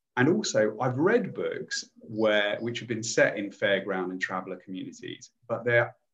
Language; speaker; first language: English; native; English